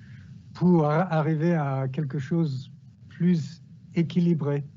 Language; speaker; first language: French; non-native, fluent; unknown